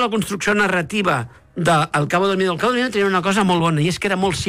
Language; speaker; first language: Catalan; native; Catalan